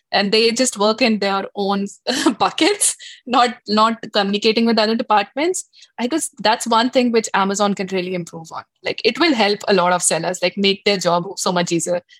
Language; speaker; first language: English; non-native, local second language; Hindi